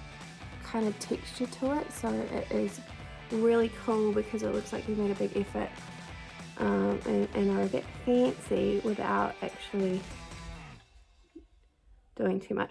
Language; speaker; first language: English; native; English